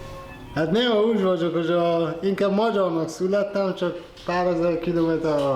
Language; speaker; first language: Hungarian; non-native, fluent; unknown